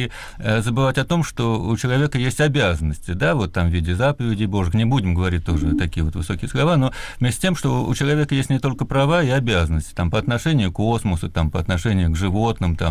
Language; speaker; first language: Russian; native; Russian